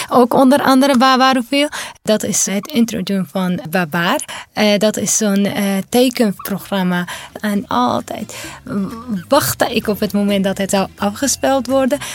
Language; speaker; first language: Dutch; non-native, fluent; Kurdish